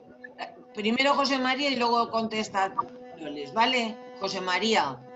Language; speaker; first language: Spanish; native; Spanish